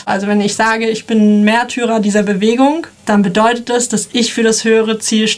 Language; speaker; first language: German; native; German